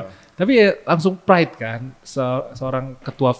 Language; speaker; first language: Indonesian; native; Indonesian